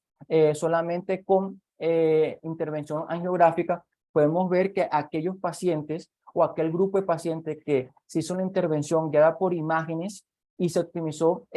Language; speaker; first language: Spanish; native; Spanish